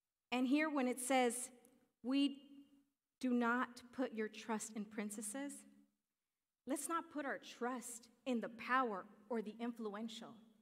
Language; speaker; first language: English; early bilingual, other home language; Spanish